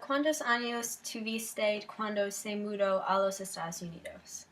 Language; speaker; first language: Spanish; non-native, learner; English